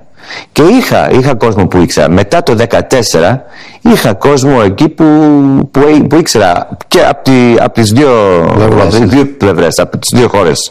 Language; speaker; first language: Greek; early bilingual, heritage; English